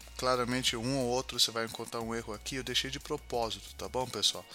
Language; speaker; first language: Portuguese; non-native, fluent; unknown